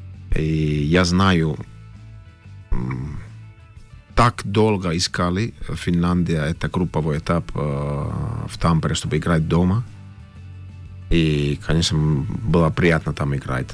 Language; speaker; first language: Russian; non-native, fluent; Finnish